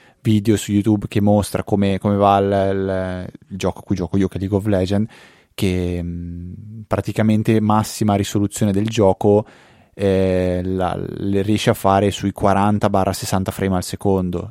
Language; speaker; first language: Italian; native; Italian